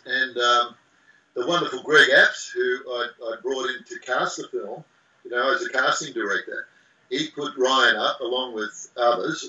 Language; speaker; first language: English; native; English